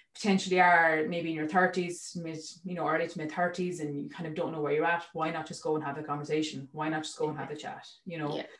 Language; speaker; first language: English; native; English